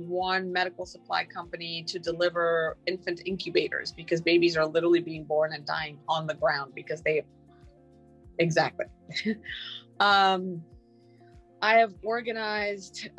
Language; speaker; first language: English; non-native, fluent; Ukrainian